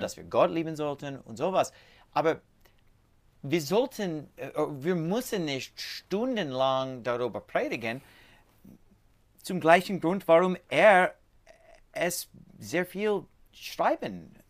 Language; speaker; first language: German; non-native, learner; English